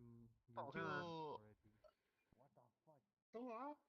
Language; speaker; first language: Chinese; non-native, fluent; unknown